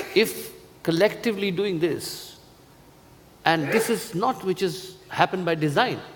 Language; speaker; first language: English; non-native, local second language; Hindi